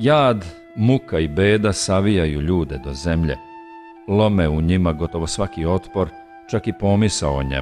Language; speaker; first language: Serbian; native; Serbian